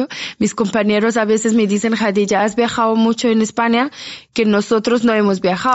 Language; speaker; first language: Spanish; non-native, fluent; Persian